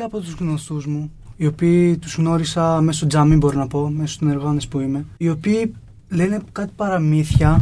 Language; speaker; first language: Greek; non-native, fluent; Urdu